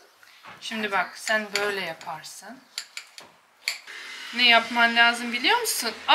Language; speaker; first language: Turkish; non-native, fluent; Bosnian